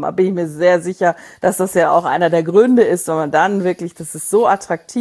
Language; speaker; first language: German; native; German